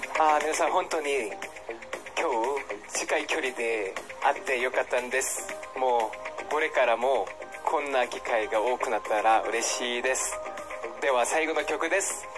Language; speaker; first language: Japanese; non-native, learner; Korean